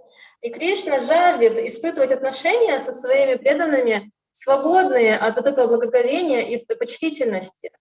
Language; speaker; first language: Russian; native; Russian